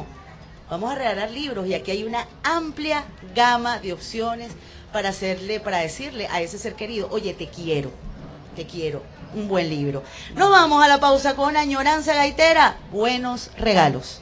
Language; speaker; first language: Spanish; native; Spanish